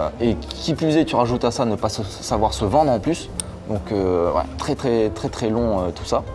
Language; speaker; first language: French; native; French